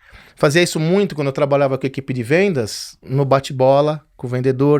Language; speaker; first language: Portuguese; native; Portuguese